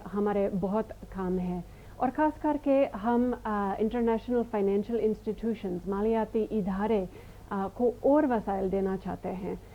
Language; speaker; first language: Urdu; non-native, fluent; English